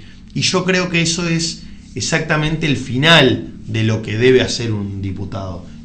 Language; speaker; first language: Spanish; native; Spanish